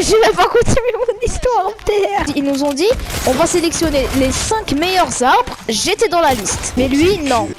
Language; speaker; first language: French; native; French